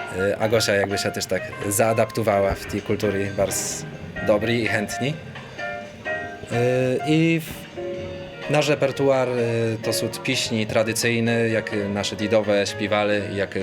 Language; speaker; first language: Polish; non-native, local second language; Rusyn